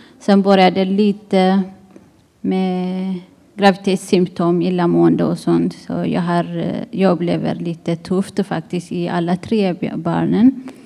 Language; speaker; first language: Swedish; non-native, learner; Tigrinya